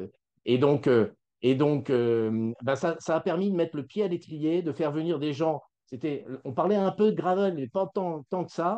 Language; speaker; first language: French; native; French